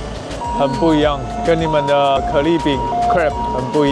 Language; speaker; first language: Chinese; native; Chinese